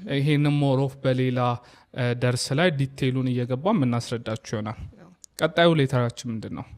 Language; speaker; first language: Amharic; non-native, local second language; Oromo